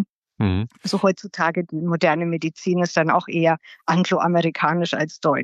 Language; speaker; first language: German; native; German